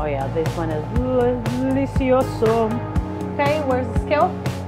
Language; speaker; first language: English; non-native, learner; Spanish